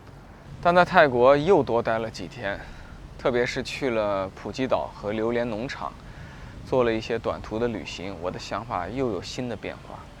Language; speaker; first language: Chinese; native; Chinese